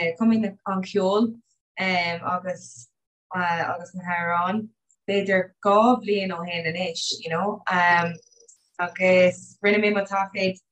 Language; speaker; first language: Irish; non-native, local second language; English